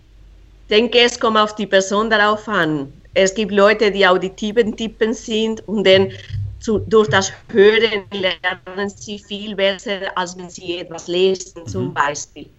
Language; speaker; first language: German; non-native, fluent; Spanish